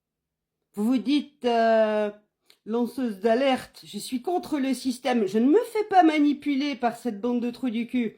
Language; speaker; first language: French; native; French